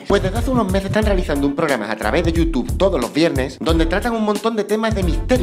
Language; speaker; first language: Spanish; native; Spanish